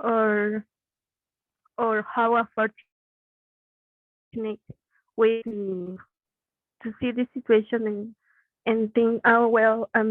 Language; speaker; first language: English; non-native, learner; Spanish